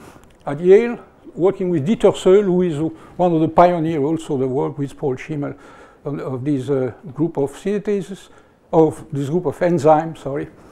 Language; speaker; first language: English; non-native, fluent; French